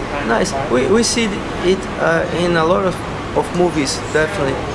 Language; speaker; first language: English; non-native, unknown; Portuguese